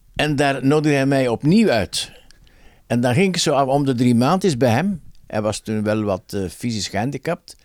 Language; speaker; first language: Dutch; native; Dutch